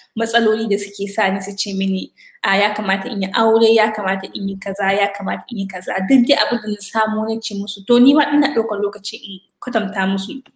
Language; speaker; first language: Hausa; native; Hausa